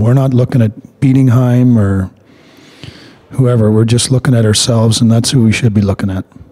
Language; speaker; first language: English; native; English